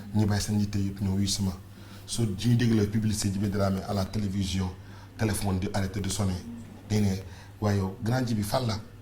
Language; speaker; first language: Wolof; non-native, local second language; Mandingo